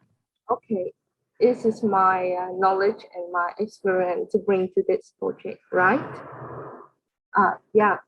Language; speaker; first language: English; non-native, learner; Vietnamese